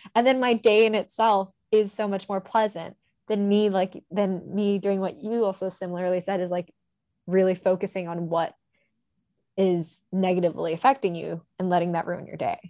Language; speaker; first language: English; non-native, local second language; Japanese